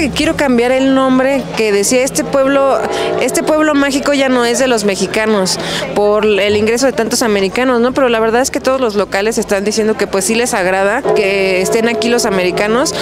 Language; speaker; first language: Spanish; native; Spanish